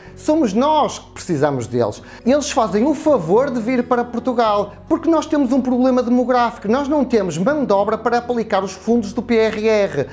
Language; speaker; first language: Portuguese; native; Portuguese